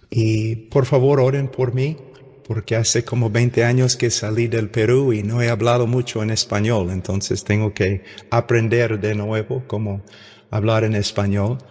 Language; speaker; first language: Spanish; non-native, fluent; English